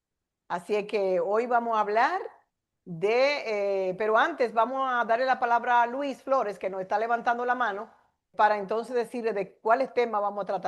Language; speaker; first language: Spanish; native; Spanish